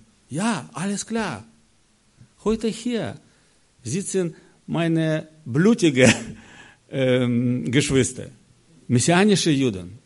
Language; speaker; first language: German; non-native, learner; Russian